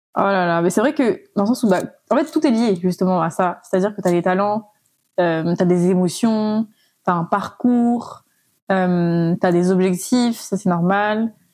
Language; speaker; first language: French; non-native, local second language; Malagasy